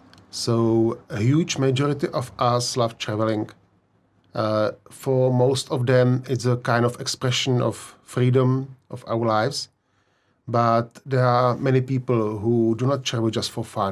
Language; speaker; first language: English; non-native, fluent; Czech